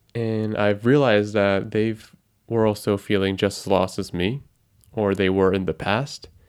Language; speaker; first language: English; non-native, fluent; Japanese